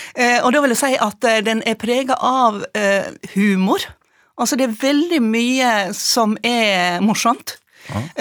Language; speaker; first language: Norwegian; native; Norwegian